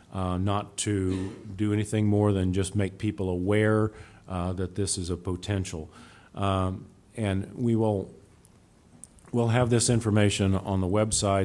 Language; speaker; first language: English; native; English